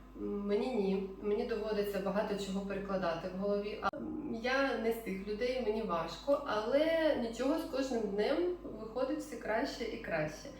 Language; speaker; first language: Ukrainian; non-native, local second language; Russian